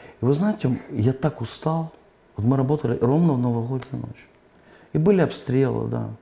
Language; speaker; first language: Russian; native; Russian